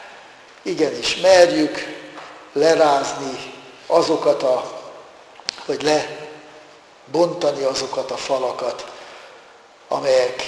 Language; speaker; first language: Hungarian; native; Hungarian